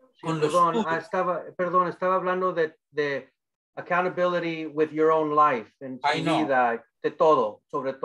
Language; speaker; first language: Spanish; early bilingual, other home language; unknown